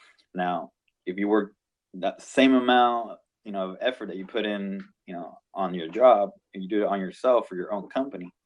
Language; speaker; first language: English; non-native, local second language; Spanish